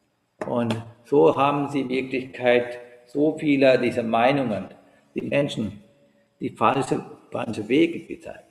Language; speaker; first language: German; non-native, learner; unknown